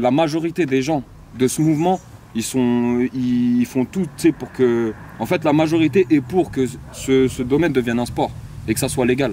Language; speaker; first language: French; native; French